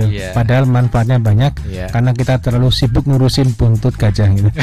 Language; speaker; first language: Indonesian; native; Indonesian